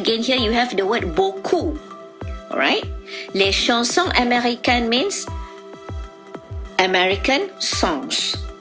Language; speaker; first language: English; non-native, local second language; Malay